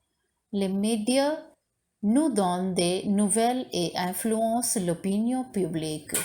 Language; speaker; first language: French; non-native, learner; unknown